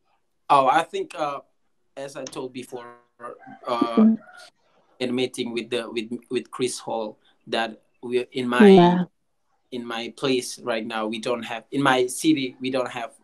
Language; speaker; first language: English; non-native, learner; Indonesian